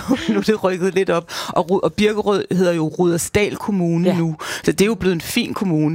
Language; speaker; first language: Danish; native; Danish